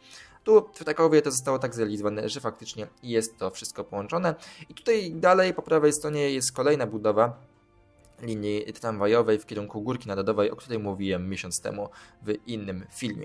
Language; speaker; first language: Polish; native; Polish